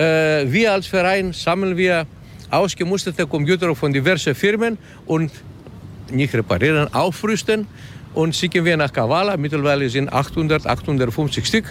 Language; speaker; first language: German; non-native, fluent; Greek